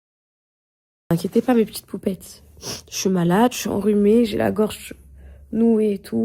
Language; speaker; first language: French; native; French